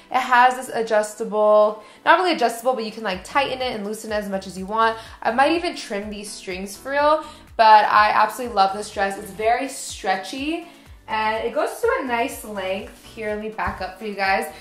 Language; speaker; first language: English; native; English